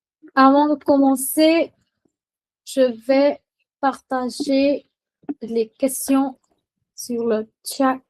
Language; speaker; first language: French; non-native, fluent; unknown